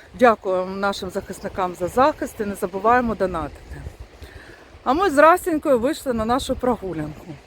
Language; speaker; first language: Ukrainian; non-native, local second language; Russian